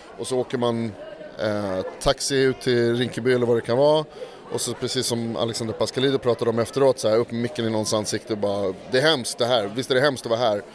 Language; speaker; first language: Swedish; native; Swedish